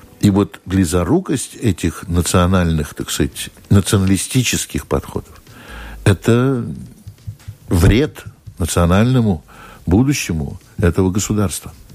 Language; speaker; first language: Russian; native; Russian